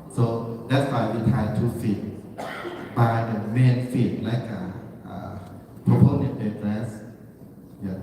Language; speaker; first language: English; non-native, learner; Thai